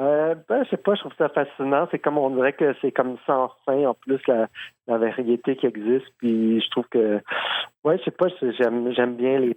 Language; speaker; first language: French; native; French